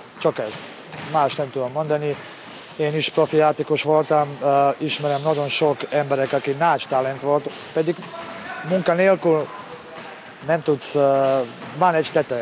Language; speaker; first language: Hungarian; non-native, learner; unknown